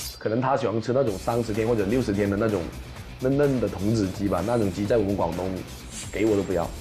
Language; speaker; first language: Chinese; non-native, local second language; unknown